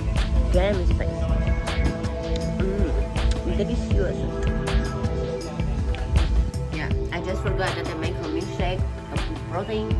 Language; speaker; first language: English; non-native, fluent; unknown